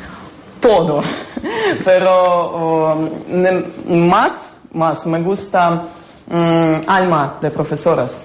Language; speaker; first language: Spanish; non-native, learner; Ukrainian